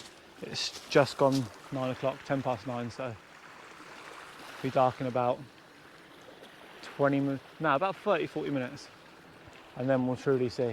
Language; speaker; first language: English; native; English